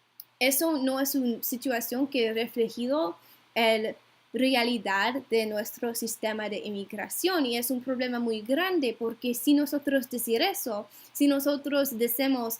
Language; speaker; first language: Spanish; non-native, learner; English